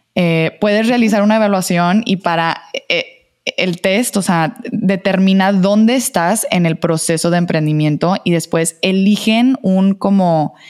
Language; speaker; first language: Spanish; native; Spanish